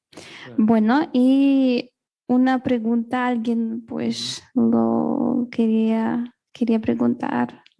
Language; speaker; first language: Spanish; non-native, fluent; Russian